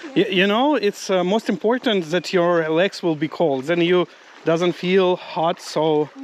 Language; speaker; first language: English; non-native, learner; Russian